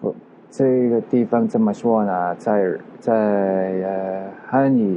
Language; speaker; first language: Chinese; non-native, learner; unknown